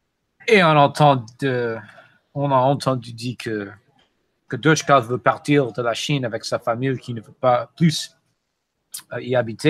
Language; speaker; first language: French; non-native, fluent; English